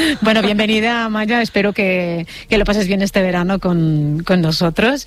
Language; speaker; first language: Spanish; native; Spanish